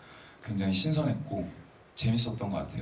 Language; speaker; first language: Korean; native; Korean